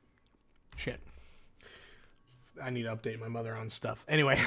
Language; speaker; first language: English; native; English